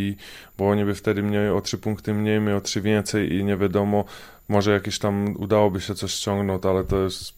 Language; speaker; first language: Polish; non-native, fluent; Czech